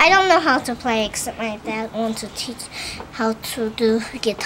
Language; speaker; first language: English; native; English